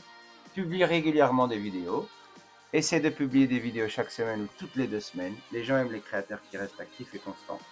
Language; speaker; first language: French; native; French